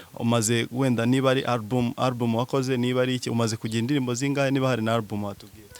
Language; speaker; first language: Kinyarwanda; native; Kinyarwanda